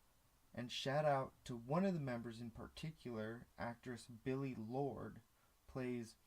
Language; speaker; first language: English; native; English